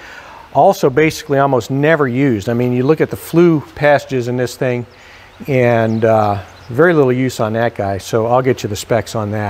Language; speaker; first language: English; native; English